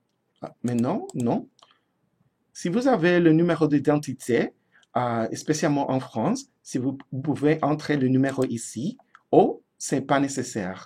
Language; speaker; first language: French; non-native, fluent; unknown